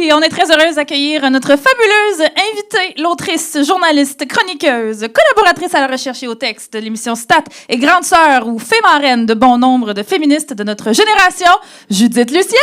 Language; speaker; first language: French; native; French